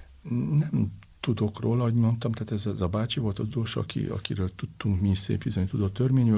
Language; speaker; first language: Hungarian; native; Hungarian